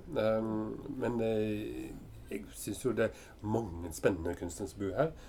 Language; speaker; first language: Norwegian; early bilingual, heritage; English